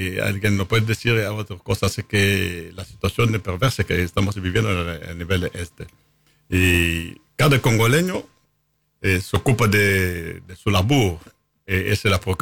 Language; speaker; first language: Spanish; non-native, fluent; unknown